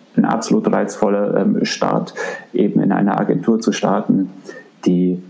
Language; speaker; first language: German; native; German